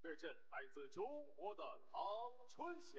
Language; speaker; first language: Chinese; native; Chinese